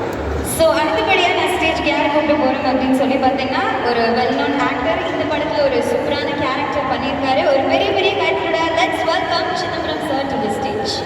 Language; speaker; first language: Tamil; native; Tamil